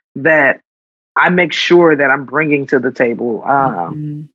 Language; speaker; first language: English; native; English